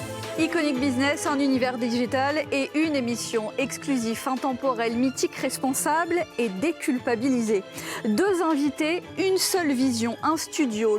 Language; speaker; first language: French; native; French